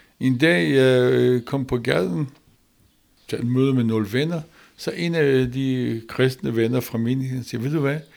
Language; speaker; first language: Danish; non-native, learner; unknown